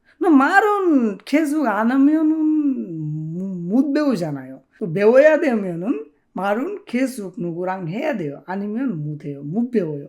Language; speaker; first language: Korean; non-native, fluent; Bangla